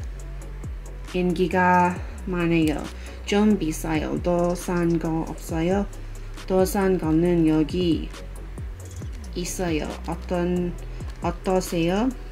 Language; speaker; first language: Korean; non-native, learner; English